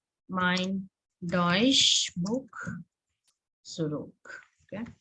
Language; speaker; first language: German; non-native, learner; Hindi